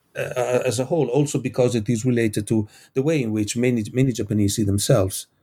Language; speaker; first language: English; non-native, fluent; Italian